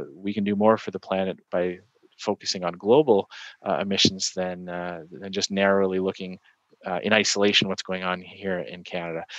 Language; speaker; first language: English; native; English